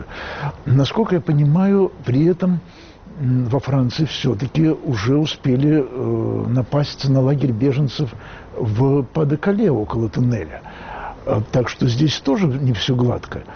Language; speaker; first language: Russian; native; Russian